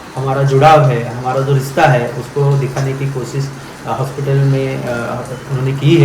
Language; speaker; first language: Hindi; non-native, local second language; Marathi